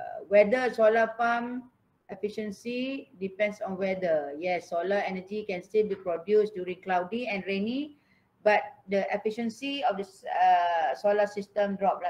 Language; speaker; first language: English; non-native, local second language; Malay